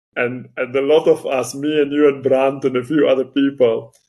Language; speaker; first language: English; non-native, local second language; Afrikaans